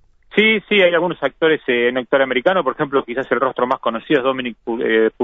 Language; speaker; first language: Spanish; native; Spanish